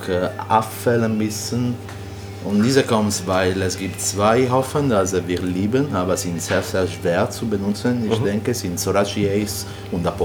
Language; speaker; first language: German; non-native, learner; Italian